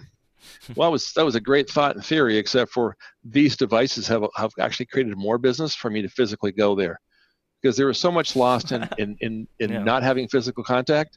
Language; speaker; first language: English; non-native, fluent; Spanish